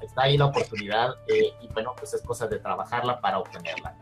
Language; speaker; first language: Spanish; native; Spanish